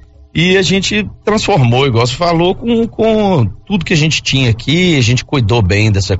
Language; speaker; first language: Portuguese; native; Portuguese